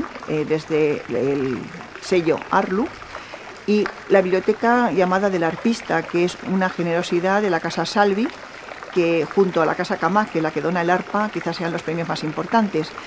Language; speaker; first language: Spanish; native; Spanish